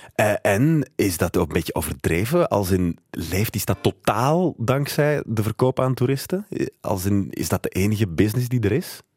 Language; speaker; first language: Dutch; native; Dutch